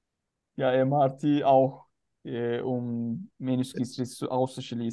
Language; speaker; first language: German; non-native, learner; Turkish